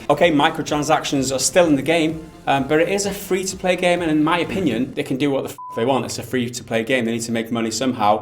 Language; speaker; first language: English; native; English